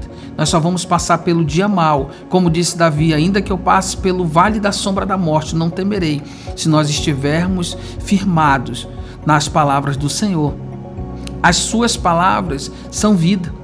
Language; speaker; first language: Portuguese; native; Portuguese